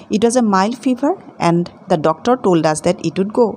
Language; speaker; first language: English; non-native, local second language; Assamese